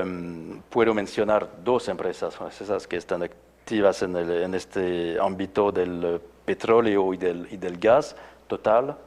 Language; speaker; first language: Spanish; non-native, fluent; French